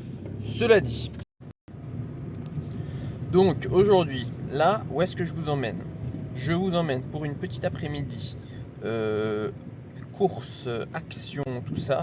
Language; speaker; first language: French; native; French